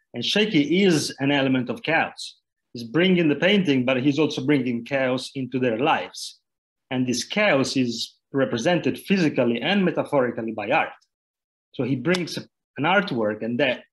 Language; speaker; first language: English; non-native, fluent; Italian